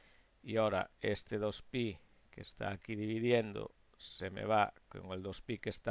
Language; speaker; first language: Spanish; native; Spanish